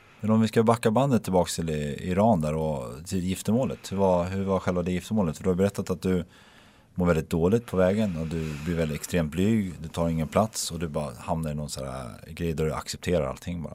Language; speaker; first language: Swedish; native; Swedish